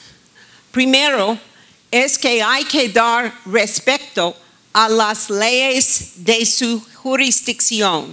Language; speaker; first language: Spanish; non-native, fluent; English